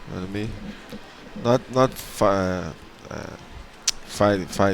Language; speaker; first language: English; non-native, learner; Portuguese